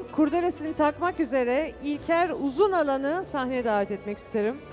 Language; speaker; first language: Turkish; native; Turkish